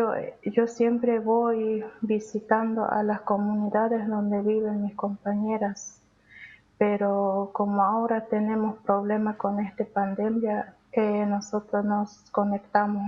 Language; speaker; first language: Spanish; non-native, local second language; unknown